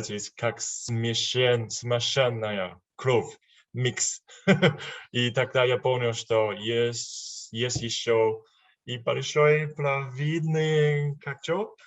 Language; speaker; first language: Russian; non-native, learner; Chinese